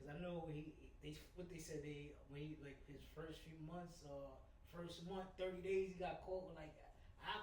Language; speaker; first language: English; native; English